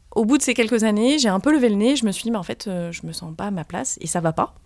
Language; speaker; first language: French; native; French